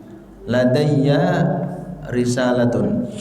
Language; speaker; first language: Arabic; non-native, fluent; Indonesian